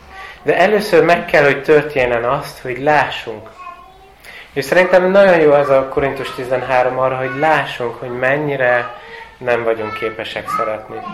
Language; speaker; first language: Hungarian; non-native, fluent; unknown